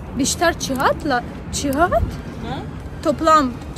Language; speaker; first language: Persian; non-native, learner; Turkish